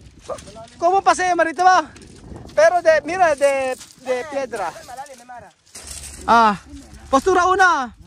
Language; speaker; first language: Spanish; non-native, learner; Filipino